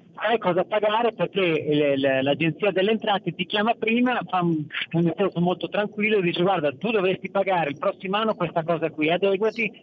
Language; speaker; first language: Italian; native; Italian